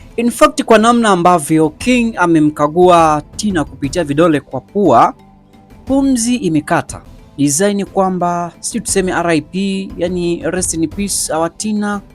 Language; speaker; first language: Swahili; native; Swahili